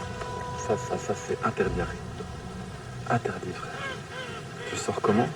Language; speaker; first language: French; native; French